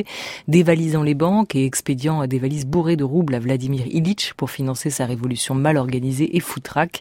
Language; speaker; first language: French; native; French